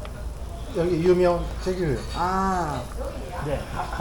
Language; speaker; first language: Korean; non-native, learner; Japanese